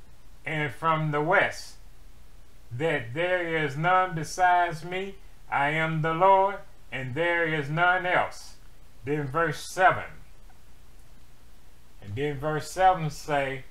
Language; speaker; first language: English; native; English